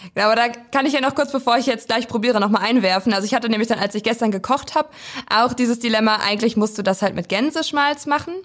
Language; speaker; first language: German; native; German